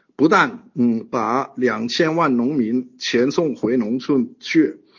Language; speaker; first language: Chinese; non-native, fluent; French